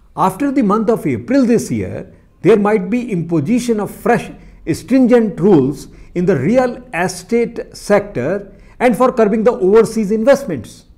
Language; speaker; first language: English; non-native, local second language; Hindi